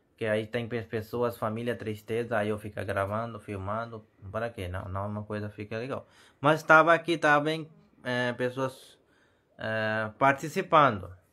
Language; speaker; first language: Portuguese; non-native, learner; Hindi